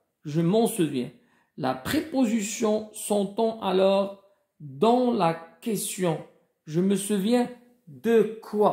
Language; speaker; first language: French; non-native, local second language; Arabic